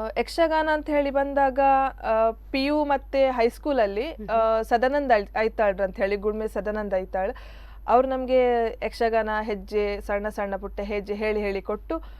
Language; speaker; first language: Kannada; non-native, local second language; Konkani